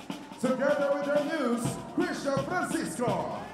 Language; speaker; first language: English; non-native, local second language; Filipino